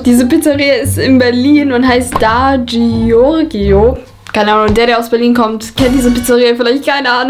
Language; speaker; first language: German; native; German